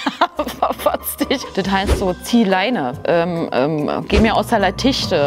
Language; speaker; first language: German; native; German